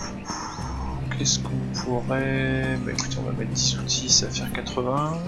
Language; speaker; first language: French; native; French